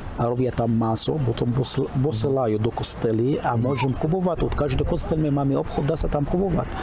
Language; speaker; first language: Slovak; non-native, learner; Arabic